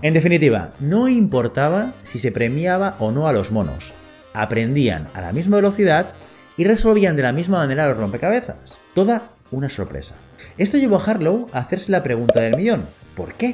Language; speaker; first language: Spanish; native; Spanish